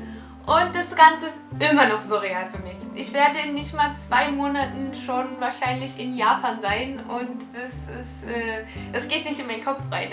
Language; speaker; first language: German; native; German